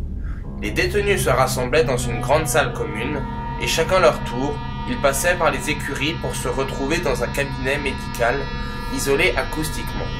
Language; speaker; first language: French; native; French